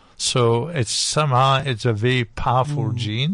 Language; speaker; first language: English; non-native, fluent; French